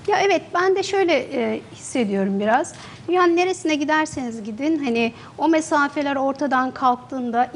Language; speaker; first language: Turkish; native; Turkish